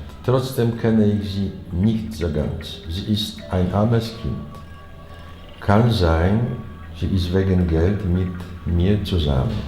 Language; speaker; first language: German; non-native, learner; Chinese